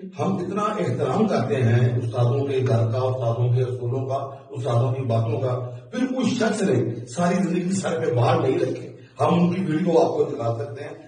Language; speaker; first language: Urdu; native; Urdu